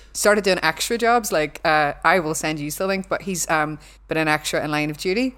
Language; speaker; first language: English; native; English